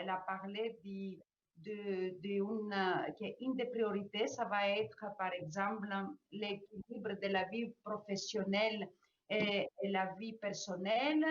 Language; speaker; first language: French; non-native, fluent; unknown